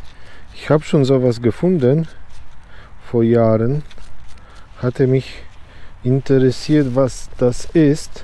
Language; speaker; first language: German; non-native, learner; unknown